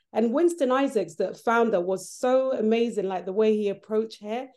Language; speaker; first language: English; early bilingual, other home language; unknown